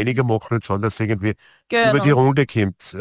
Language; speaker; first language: German; native; German